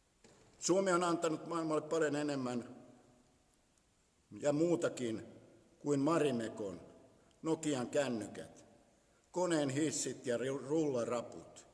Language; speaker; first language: Finnish; native; Finnish